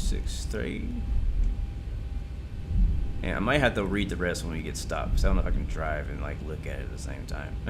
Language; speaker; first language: English; native; English